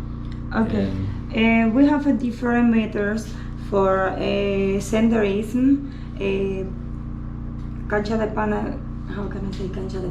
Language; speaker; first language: English; non-native, learner; Spanish